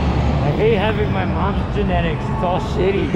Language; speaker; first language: English; native; English